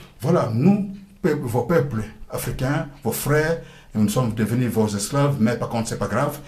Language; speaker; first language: French; non-native, local second language; Lingala